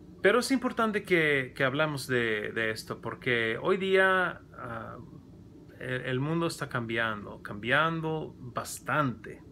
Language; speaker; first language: Spanish; non-native, learner; English